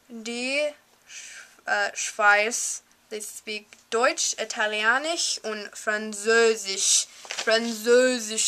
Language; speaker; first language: German; non-native, learner; English